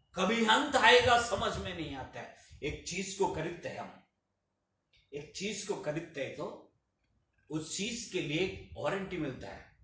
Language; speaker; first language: Hindi; non-native, local second language; Telugu